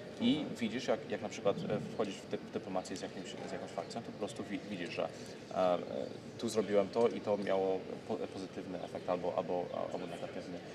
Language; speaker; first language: Polish; early bilingual, heritage; Polish